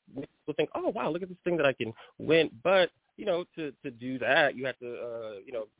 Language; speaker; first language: English; early bilingual, other home language; Haitian Creole